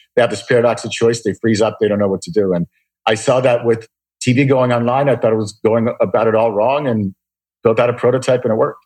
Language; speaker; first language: English; early bilingual, other home language; Russian